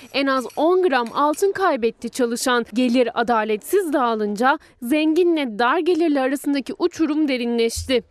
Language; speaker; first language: Turkish; native; Turkish